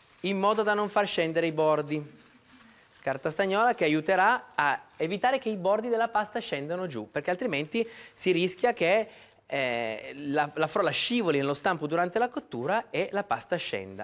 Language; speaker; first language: Italian; native; Italian